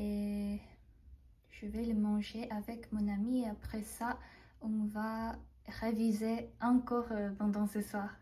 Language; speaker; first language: French; non-native, fluent; Korean